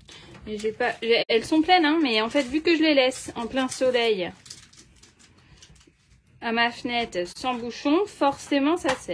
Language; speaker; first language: French; native; French